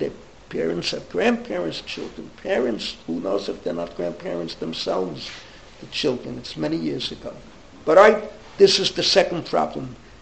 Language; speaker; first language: English; native; English